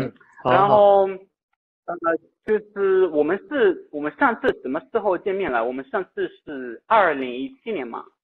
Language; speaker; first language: Chinese; non-native, fluent; Italian